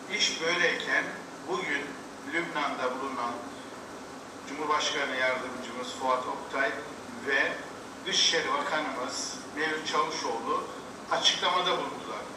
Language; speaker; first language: Turkish; native; Turkish